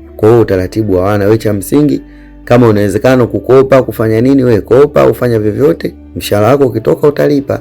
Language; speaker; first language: Swahili; native; Swahili